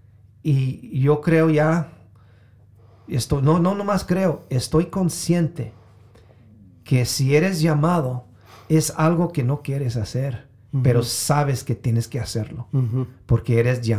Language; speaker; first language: Spanish; early bilingual, heritage; Spanish